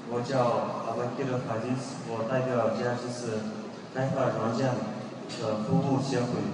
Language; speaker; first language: Chinese; non-native, learner; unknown